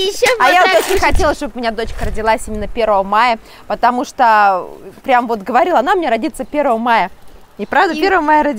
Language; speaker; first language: Russian; native; Russian